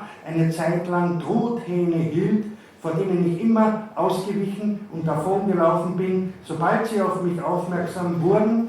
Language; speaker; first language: German; native; German